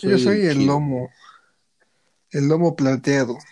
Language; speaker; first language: Spanish; native; Spanish